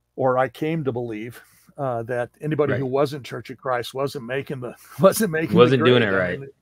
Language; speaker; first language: English; native; English